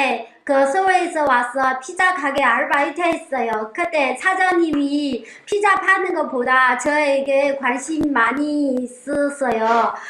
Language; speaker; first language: Korean; non-native, learner; Chinese